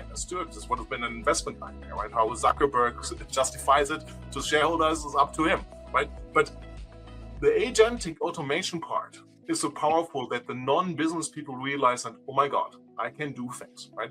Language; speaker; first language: English; non-native, fluent; German